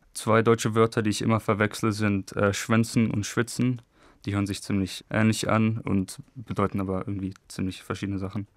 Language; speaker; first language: German; early bilingual, other home language; English